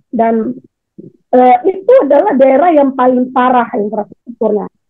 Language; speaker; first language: Indonesian; native; Indonesian